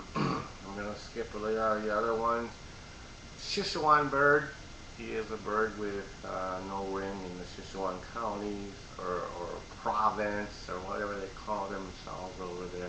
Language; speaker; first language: English; native; English